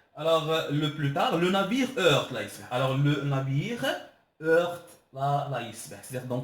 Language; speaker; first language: French; non-native, local second language; Arabic